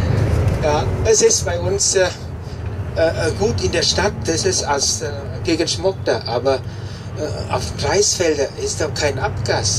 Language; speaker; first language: German; non-native, fluent; Vietnamese